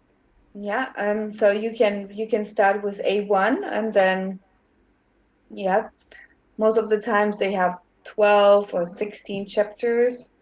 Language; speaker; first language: English; non-native, fluent; German